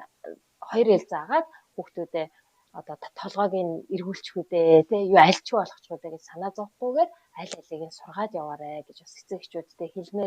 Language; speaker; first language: Mongolian; native; Mongolian